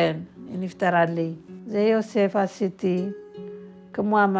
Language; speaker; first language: Hebrew; non-native, learner; Amharic